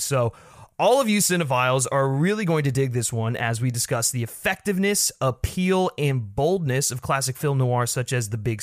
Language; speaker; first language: English; native; English